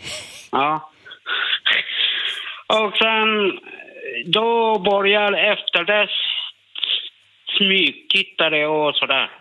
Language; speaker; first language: Swedish; non-native, learner; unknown